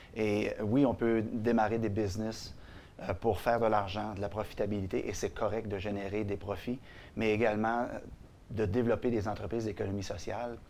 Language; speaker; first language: French; native; French